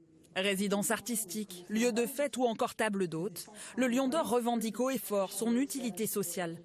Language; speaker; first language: French; native; French